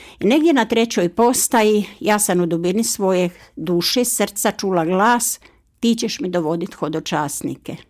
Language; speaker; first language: Croatian; native; Croatian